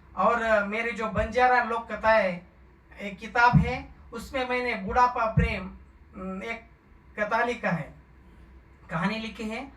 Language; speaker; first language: Hindi; non-native, local second language; Lambadi